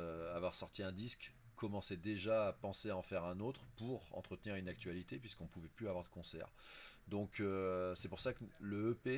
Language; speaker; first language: French; native; French